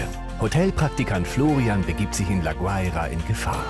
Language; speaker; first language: German; native; German